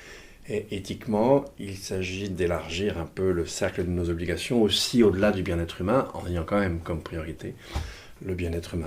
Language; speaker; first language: French; native; French